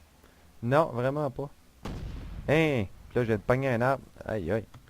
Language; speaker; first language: French; native; French